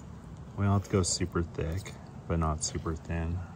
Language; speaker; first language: English; native; English